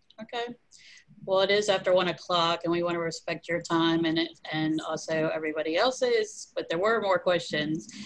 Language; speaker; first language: English; native; English